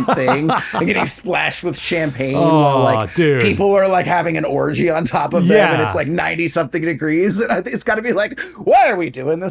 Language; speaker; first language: English; native; English